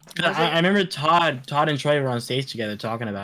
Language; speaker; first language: English; native; English